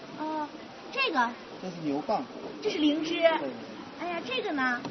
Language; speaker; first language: Chinese; native; Chinese